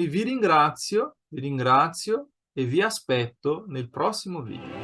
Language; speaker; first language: Italian; non-native, fluent; Portuguese